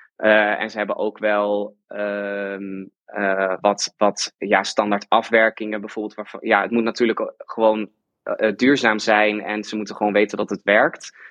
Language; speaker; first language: Dutch; native; Dutch